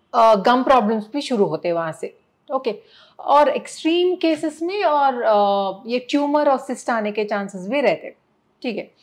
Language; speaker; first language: Hindi; non-native, local second language; Telugu